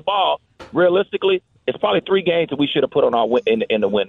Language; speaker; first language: English; native; English